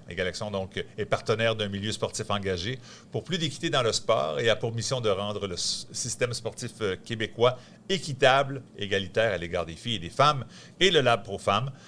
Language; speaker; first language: French; native; French